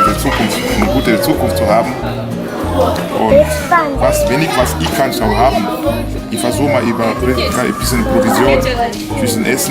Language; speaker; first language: German; non-native, learner; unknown